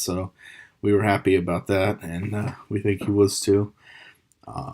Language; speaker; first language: English; native; English